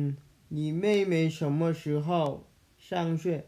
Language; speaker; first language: Chinese; non-native, learner; Korean